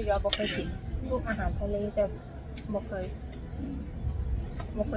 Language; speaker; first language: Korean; non-native, learner; Lao